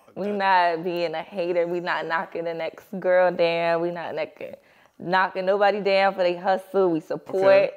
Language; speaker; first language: English; native; English